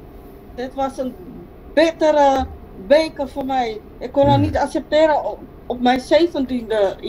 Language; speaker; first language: Dutch; non-native, local second language; Papiamento